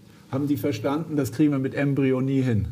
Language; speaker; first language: German; native; German